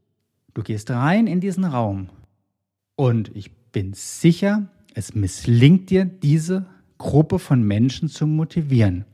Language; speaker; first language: German; native; German